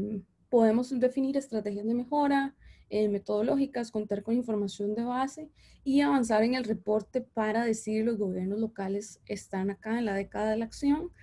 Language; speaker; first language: Spanish; native; Spanish